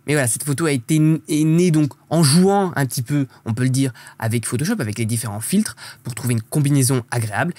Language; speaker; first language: French; native; French